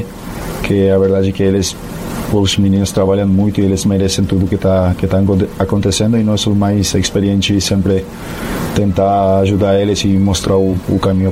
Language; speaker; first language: Portuguese; non-native, fluent; Spanish